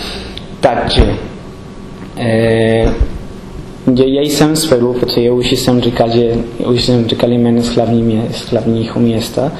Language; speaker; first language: Czech; non-native, learner; Spanish